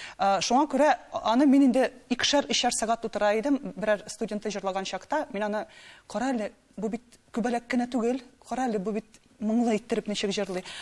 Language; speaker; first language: Tatar; non-native, local second language; Russian